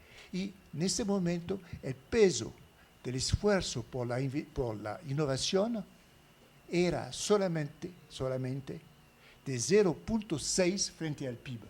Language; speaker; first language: Spanish; non-native, fluent; French